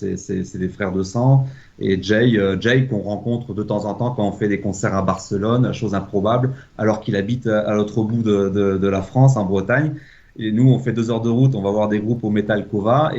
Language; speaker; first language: French; native; French